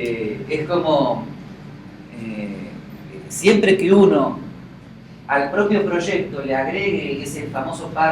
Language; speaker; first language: Spanish; native; Spanish